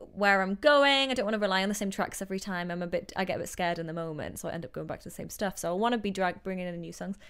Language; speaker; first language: English; native; English